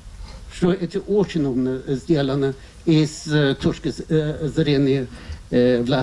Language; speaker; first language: Russian; non-native, fluent; Swedish